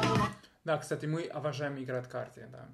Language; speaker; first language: Russian; non-native, fluent; Spanish